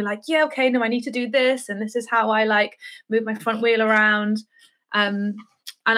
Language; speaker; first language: English; native; English